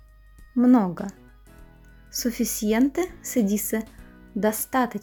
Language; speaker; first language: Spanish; non-native, fluent; Russian